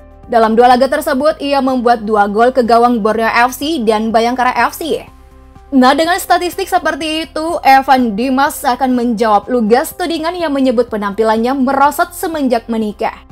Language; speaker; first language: Indonesian; native; Indonesian